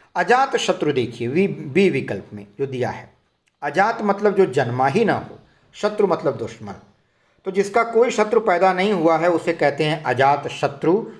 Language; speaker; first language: Hindi; native; Hindi